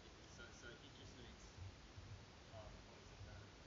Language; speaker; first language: English; native; English